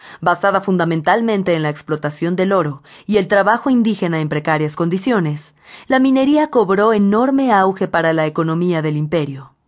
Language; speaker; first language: Spanish; native; Spanish